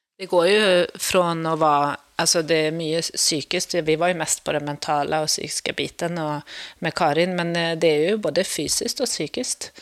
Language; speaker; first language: Swedish; native; Swedish